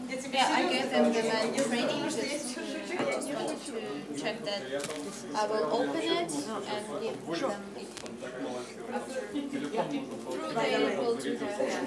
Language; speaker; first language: English; non-native, learner; Russian